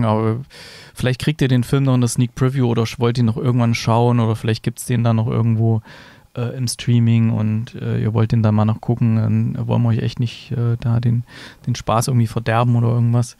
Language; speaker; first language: German; native; German